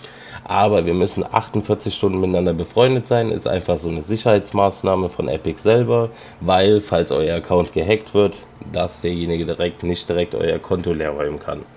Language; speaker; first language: German; native; German